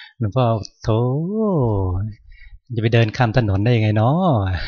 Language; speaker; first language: Thai; native; Thai